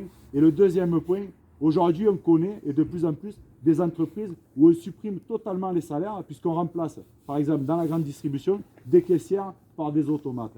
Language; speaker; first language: French; native; French